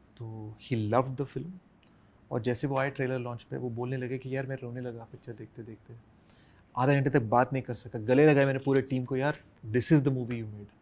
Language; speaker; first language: Hindi; non-native, local second language; Telugu